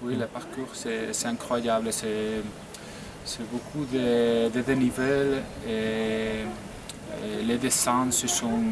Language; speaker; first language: French; non-native, learner; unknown